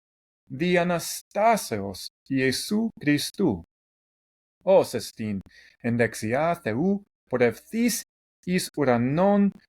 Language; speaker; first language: Greek; non-native, learner; English